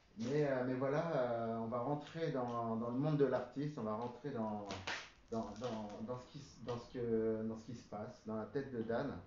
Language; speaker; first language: French; native; French